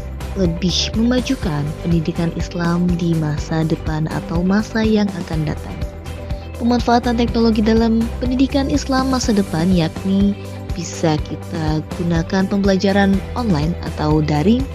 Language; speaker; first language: Indonesian; native; Indonesian